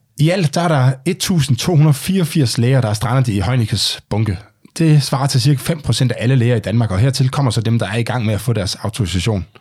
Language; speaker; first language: Danish; native; Danish